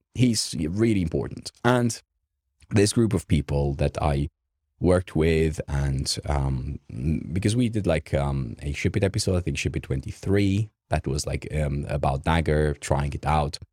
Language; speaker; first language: English; non-native, fluent; Romanian